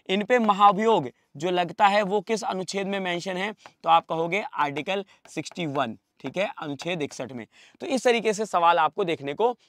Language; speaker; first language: Hindi; native; Hindi